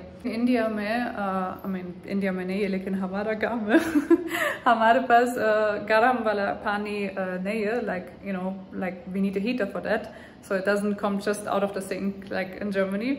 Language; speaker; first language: Hindi; non-native, learner; German